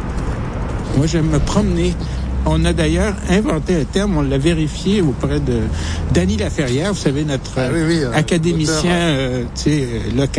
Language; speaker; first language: French; native; French